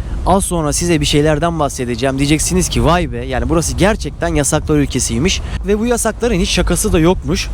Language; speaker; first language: Turkish; native; Turkish